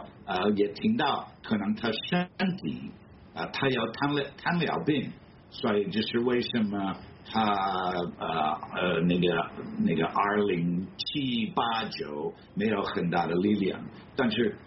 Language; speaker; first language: Chinese; non-native, fluent; English